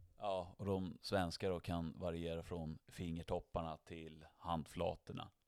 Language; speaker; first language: Swedish; native; Swedish